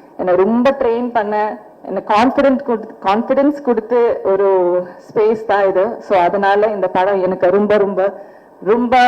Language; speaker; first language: Tamil; non-native, fluent; Malayalam